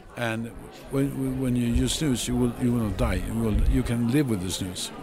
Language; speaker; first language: English; non-native, fluent; Swedish